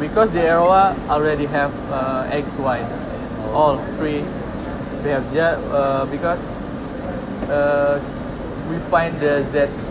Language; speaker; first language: English; non-native, learner; Indonesian